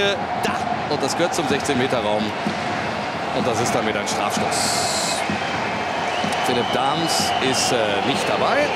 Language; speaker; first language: German; native; German